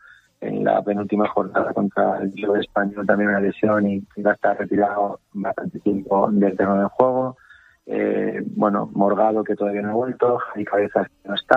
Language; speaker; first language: Spanish; native; Spanish